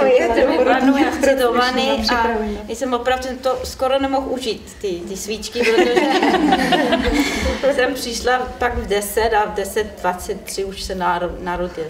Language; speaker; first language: Czech; non-native, learner; German